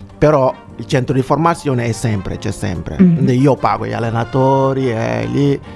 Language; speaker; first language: Italian; non-native, fluent; Wolof